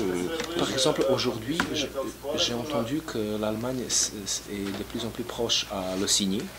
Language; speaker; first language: French; non-native, fluent; Serbian